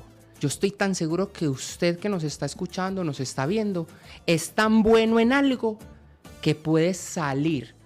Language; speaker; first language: Spanish; native; Spanish